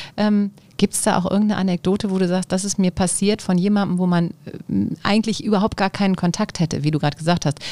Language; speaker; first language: German; native; German